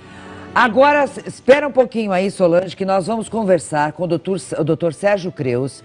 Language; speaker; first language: Portuguese; native; Portuguese